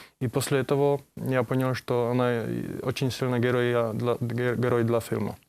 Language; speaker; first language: Russian; non-native, learner; Czech